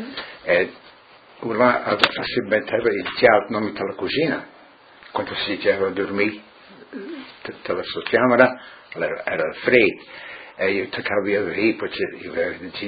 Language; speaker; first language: Italian; early bilingual, heritage; Friulian